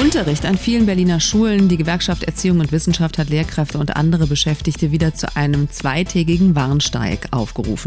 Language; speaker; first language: German; native; German